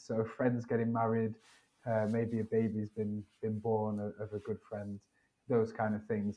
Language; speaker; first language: English; native; English